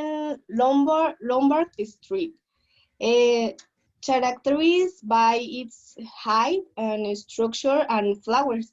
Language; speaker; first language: English; non-native, learner; Spanish